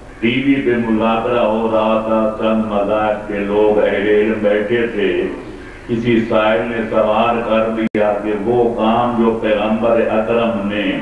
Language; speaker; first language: Urdu; non-native, local second language; Punjabi